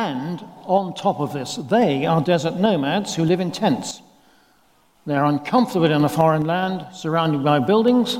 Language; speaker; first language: English; native; English